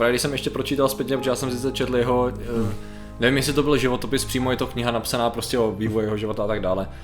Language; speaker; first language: Czech; native; Czech